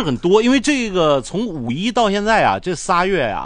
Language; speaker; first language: Chinese; native; Chinese